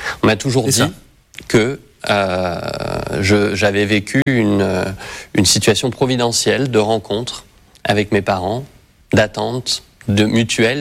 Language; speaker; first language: French; native; French